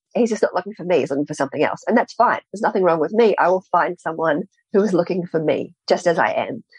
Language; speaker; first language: English; native; English